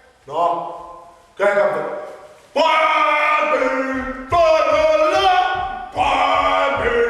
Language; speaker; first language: Danish; native; Danish